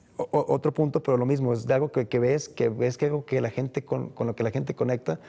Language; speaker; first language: Spanish; native; Spanish